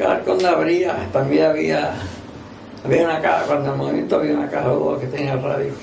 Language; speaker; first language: Spanish; native; Spanish